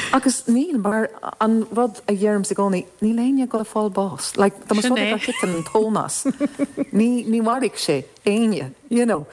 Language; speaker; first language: Irish; non-native, local second language; English